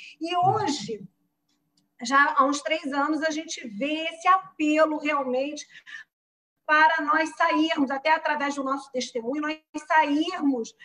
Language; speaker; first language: Portuguese; native; Portuguese